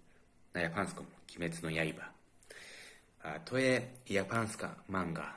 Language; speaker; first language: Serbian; non-native, fluent; Japanese